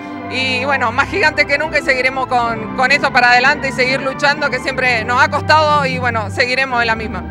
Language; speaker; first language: Spanish; native; Spanish